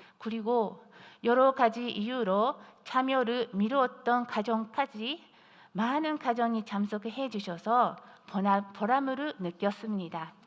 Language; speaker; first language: Korean; non-native, fluent; Japanese